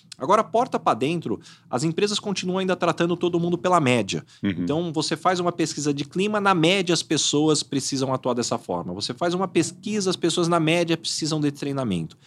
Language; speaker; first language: Portuguese; native; Portuguese